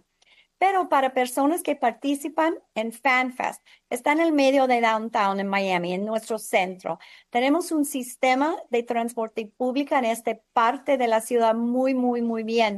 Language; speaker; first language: Spanish; non-native, fluent; English